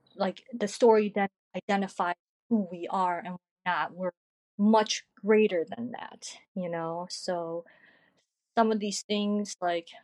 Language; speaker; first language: English; early bilingual, other home language; Korean